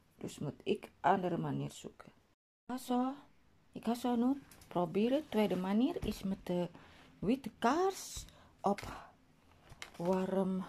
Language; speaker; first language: Dutch; non-native, learner; Indonesian